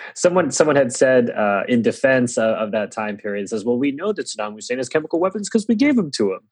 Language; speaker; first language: English; native; English